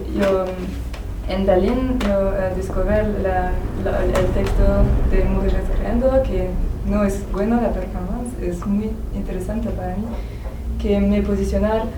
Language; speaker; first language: Spanish; non-native, learner; French